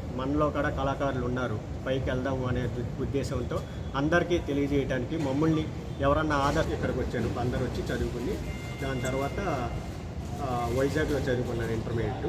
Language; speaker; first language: Telugu; native; Telugu